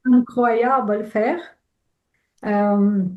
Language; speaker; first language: French; non-native, learner; Russian